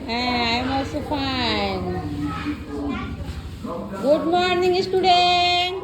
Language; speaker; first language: English; non-native, local second language; Bangla